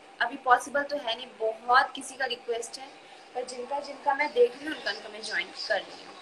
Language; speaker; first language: Hindi; native; Hindi